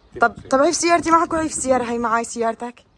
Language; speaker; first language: Arabic; native; Arabic